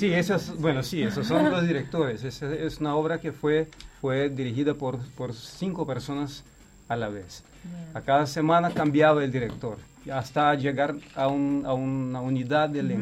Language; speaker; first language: Spanish; non-native, fluent; Portuguese